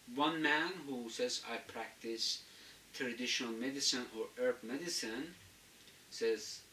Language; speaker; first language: English; non-native, fluent; Azerbaijani